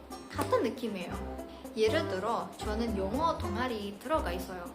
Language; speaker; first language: Korean; non-native, fluent; Indonesian